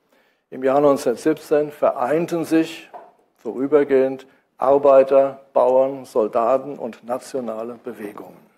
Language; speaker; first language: German; native; German